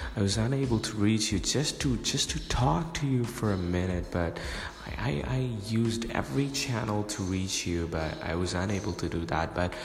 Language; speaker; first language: English; non-native, local second language; Urdu